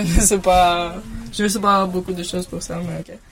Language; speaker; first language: French; non-native, learner; Greek